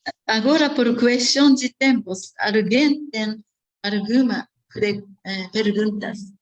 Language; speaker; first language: Portuguese; non-native, learner; Japanese